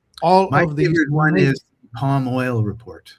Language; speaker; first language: English; native; English